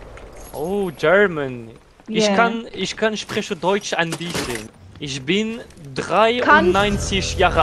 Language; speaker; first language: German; non-native, learner; English